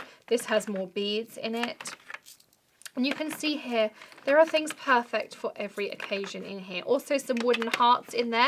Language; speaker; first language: English; native; English